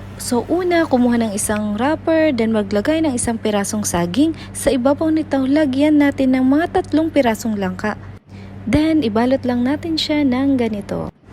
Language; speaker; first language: Filipino; non-native, local second language; Bikol